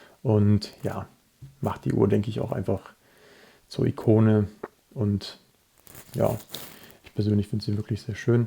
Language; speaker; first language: German; native; German